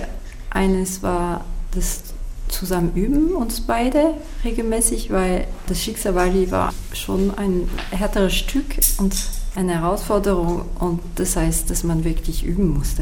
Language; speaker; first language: German; non-native, fluent; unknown